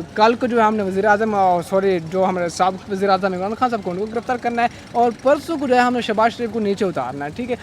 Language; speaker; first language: Urdu; non-native, local second language; Punjabi